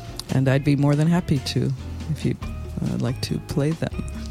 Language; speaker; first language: English; early bilingual, other home language; Russian